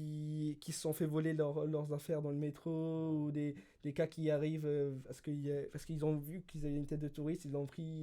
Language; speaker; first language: French; early bilingual, other home language; Spanish